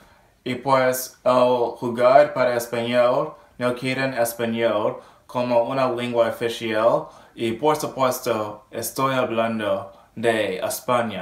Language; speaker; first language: Spanish; non-native, learner; English